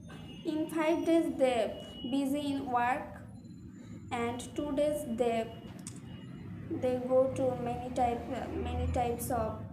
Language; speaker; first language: English; non-native, learner; Bangla